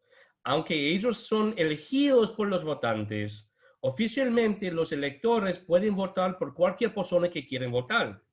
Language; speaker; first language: Spanish; non-native, fluent; English